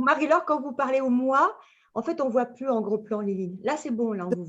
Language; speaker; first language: French; native; French